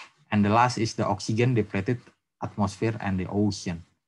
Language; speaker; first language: English; non-native, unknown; Indonesian